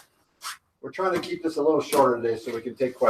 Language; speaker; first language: English; native; English